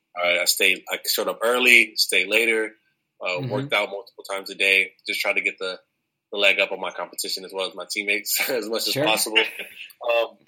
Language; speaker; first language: English; native; English